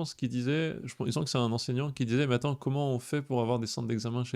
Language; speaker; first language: French; native; French